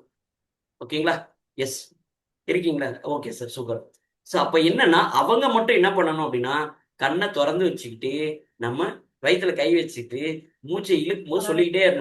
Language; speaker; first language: Tamil; native; Tamil